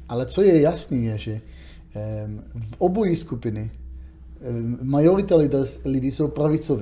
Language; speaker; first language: Czech; non-native, learner; Hebrew